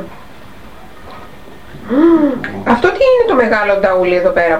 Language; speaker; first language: Greek; native; Greek